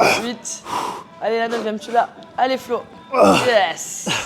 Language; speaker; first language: French; native; French